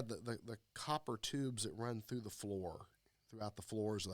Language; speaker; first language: English; native; English